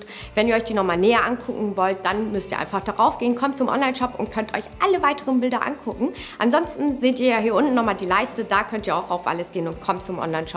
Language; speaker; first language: German; native; German